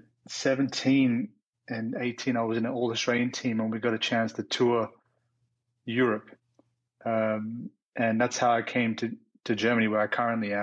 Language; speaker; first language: English; native; English